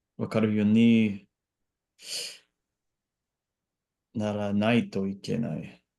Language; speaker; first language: Japanese; non-native, learner; English